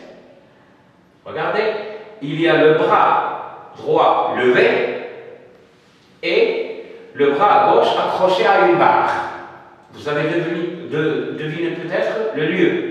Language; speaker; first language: French; non-native, local second language; Arabic